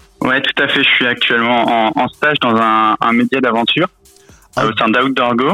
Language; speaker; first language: French; native; French